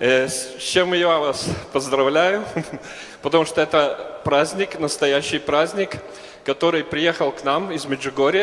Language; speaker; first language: Russian; non-native, local second language; Latvian